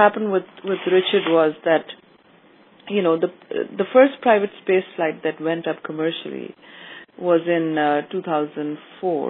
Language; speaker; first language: English; non-native, local second language; Urdu